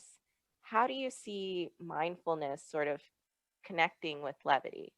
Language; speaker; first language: English; native; English